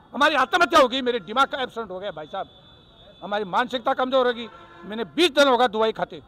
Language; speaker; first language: Hindi; native; Hindi